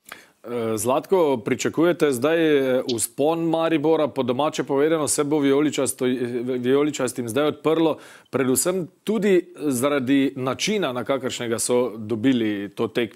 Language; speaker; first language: Slovenian; native; Slovenian